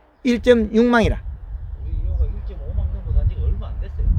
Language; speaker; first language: Korean; native; Korean